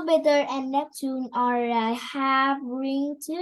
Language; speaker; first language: English; non-native, learner; Vietnamese